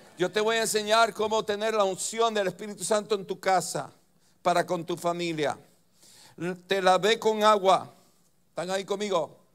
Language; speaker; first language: Spanish; native; Spanish